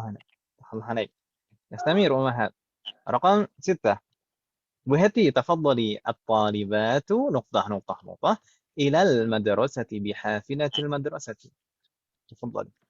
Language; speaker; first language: Arabic; non-native, fluent; Indonesian